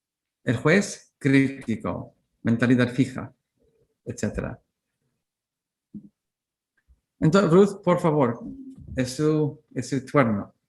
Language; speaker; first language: Spanish; non-native, learner; English